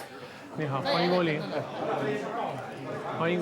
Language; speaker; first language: Chinese; non-native, learner; English